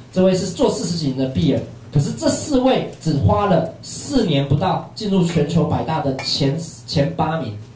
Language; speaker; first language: Chinese; native; Chinese